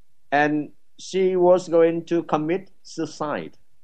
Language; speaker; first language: English; non-native, fluent; Vietnamese